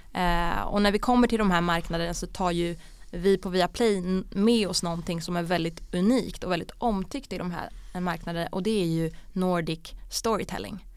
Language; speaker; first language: Swedish; early bilingual, other home language; Bosnian